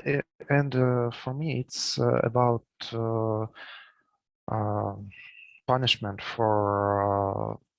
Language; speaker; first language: English; non-native, learner; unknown